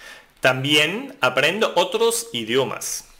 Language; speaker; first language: Spanish; non-native, fluent; German